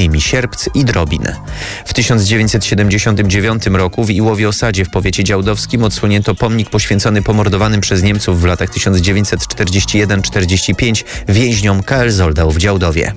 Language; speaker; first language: Polish; native; Polish